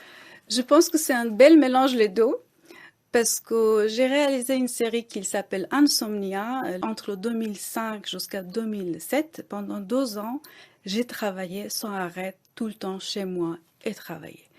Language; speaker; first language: French; non-native, fluent; Persian